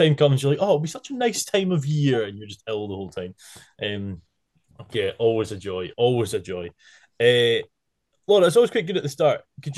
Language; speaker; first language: English; native; English